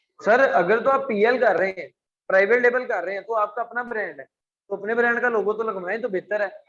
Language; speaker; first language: Urdu; non-native, local second language; Punjabi